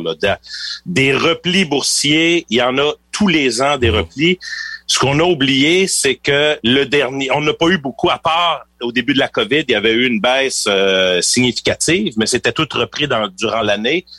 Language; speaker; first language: French; native; French